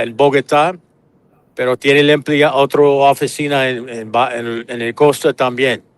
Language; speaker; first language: Spanish; non-native, learner; English